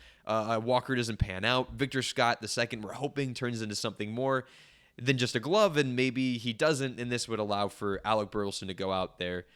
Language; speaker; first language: English; native; English